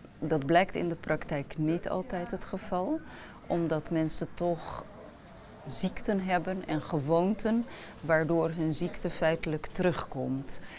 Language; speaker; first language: Dutch; early bilingual, other home language; Arabic